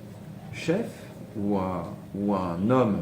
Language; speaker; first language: French; native; French